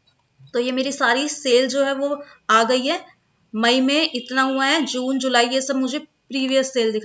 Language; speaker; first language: Hindi; native; Hindi